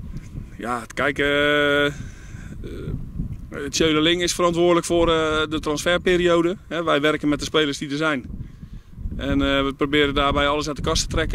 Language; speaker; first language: Dutch; native; Dutch